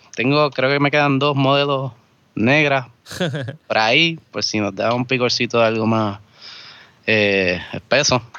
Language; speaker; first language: Spanish; native; Spanish